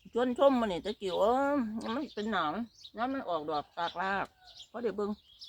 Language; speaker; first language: Thai; native; Thai